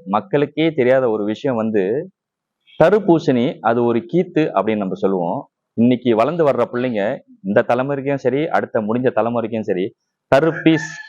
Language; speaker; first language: Tamil; non-native, local second language; Chinese